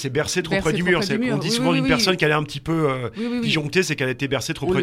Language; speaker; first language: French; native; French